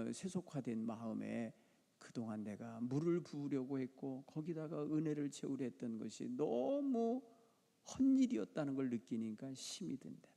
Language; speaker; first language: Korean; native; Korean